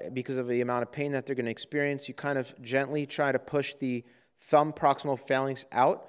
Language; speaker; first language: English; native; English